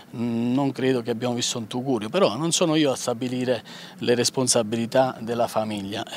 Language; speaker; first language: Italian; native; Italian